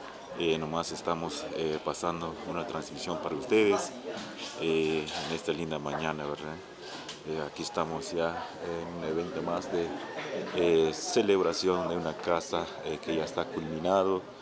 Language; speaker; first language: Spanish; non-native, local second language; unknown